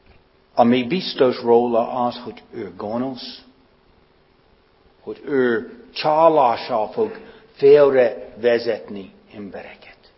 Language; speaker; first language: Hungarian; non-native, fluent; English